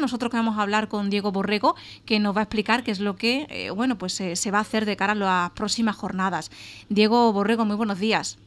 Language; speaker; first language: Spanish; native; Spanish